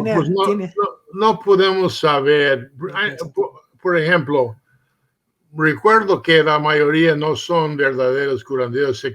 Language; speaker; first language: Spanish; early bilingual, heritage; Spanish